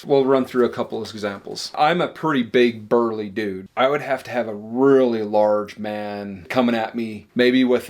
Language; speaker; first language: English; native; English